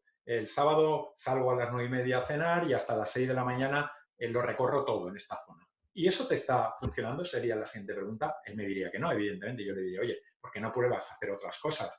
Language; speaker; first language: Spanish; native; Spanish